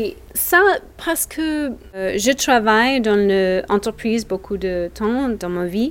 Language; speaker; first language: French; non-native, learner; English